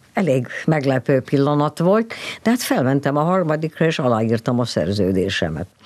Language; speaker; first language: Hungarian; native; Hungarian